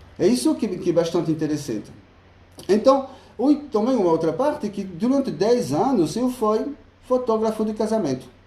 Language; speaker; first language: Portuguese; non-native, fluent; French